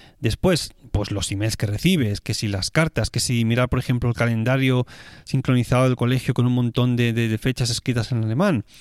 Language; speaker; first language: Spanish; native; Spanish